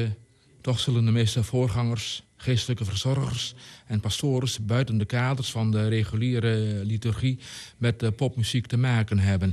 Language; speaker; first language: Dutch; native; Dutch